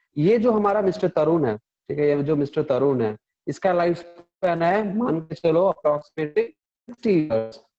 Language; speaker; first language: Hindi; non-native, local second language; Punjabi